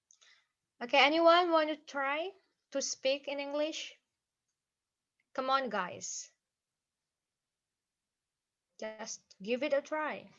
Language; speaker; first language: English; non-native, fluent; Indonesian